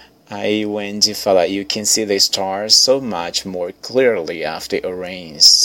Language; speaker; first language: English; non-native, fluent; Portuguese